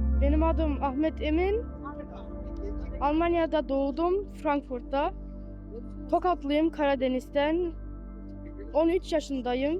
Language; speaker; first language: Turkish; early bilingual, heritage; Turkish